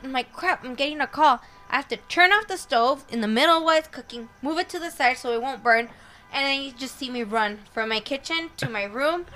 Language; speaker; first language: English; early bilingual, other home language; Spanish